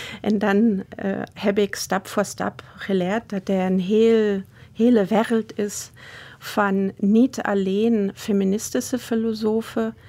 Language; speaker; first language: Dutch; non-native, fluent; German